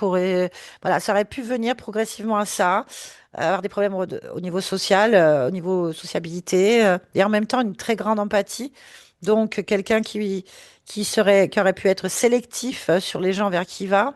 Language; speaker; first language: French; native; French